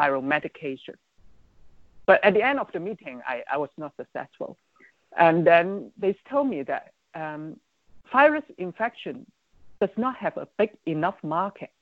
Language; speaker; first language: English; non-native, local second language; Cantonese